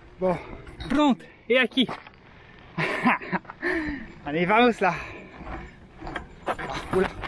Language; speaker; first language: Portuguese; non-native, learner; French